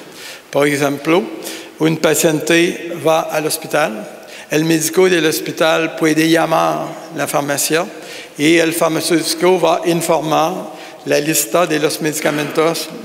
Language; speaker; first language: Spanish; non-native, learner; French